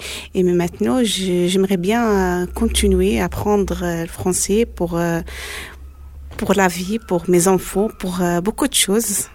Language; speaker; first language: French; non-native, learner; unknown